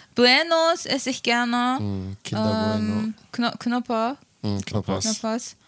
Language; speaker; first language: German; non-native, fluent; Japanese